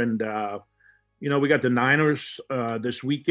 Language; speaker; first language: English; non-native, fluent; Danish